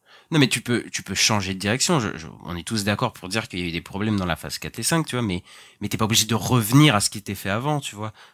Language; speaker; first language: French; native; French